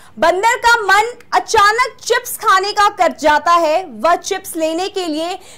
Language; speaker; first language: Hindi; native; Hindi